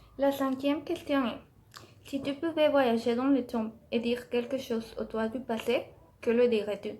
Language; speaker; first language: French; non-native, learner; Spanish